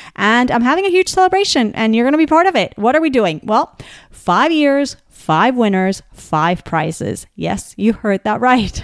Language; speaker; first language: English; non-native, fluent; Spanish